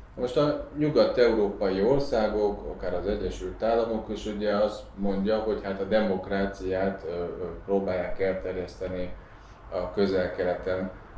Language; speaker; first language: Hungarian; native; Hungarian